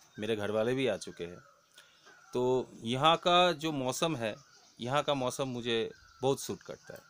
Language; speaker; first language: Hindi; non-native, local second language; Bangla